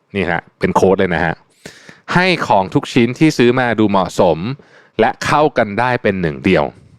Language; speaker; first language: Thai; native; Thai